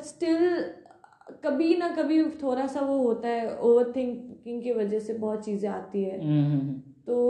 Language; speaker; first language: Hindi; non-native, local second language; Bangla